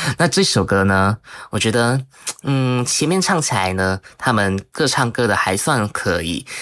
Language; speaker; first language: Chinese; native; Chinese